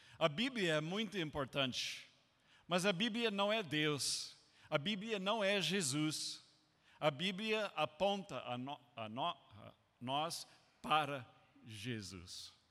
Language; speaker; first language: Portuguese; non-native, fluent; English